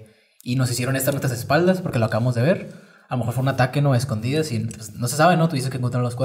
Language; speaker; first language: Spanish; native; Spanish